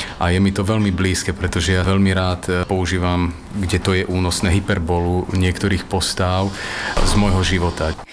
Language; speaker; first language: Slovak; native; Slovak